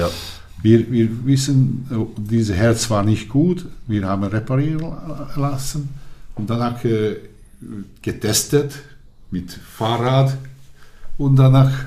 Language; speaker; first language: German; non-native, learner; Hungarian